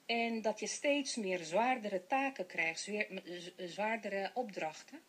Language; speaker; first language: Dutch; non-native, local second language; Papiamento